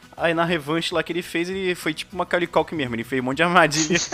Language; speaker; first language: Portuguese; native; Portuguese